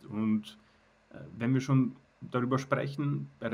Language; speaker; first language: German; native; German